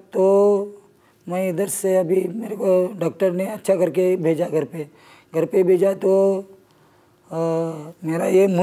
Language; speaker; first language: Hindi; non-native, local second language; Marathi